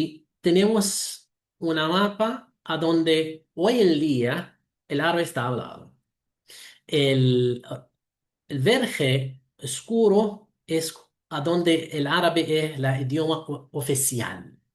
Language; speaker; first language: Spanish; non-native, fluent; Arabic